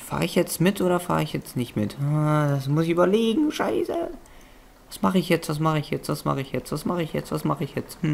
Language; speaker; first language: German; native; German